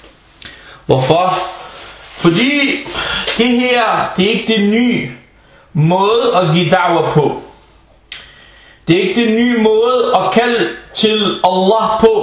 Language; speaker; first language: Danish; early bilingual, other home language; Arabic